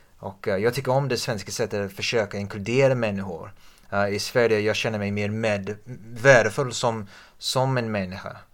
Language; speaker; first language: Swedish; non-native, fluent; English